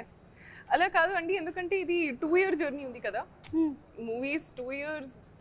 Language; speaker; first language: Telugu; non-native, fluent; Hindi